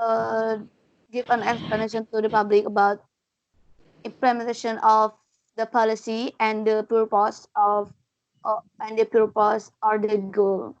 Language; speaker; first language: English; non-native, learner; Indonesian